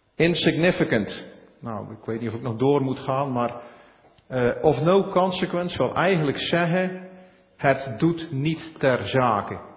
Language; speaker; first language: Dutch; native; Dutch